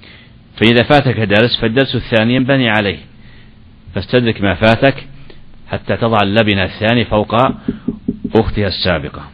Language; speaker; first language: Arabic; native; Arabic